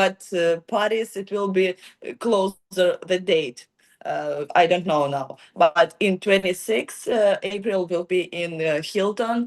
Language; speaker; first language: English; non-native, learner; Ukrainian